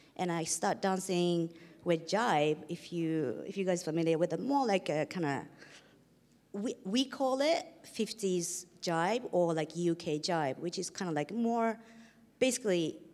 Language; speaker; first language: English; non-native, fluent; Japanese